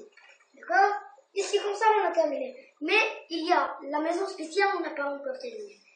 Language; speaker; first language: French; non-native, learner; Arabic